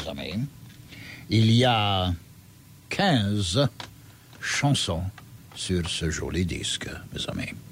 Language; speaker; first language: French; early bilingual, heritage; French